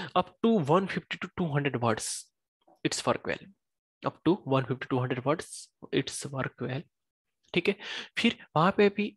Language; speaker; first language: Hindi; native; Hindi